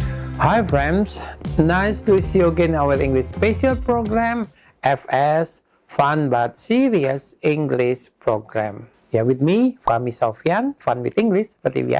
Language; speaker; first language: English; non-native, fluent; Indonesian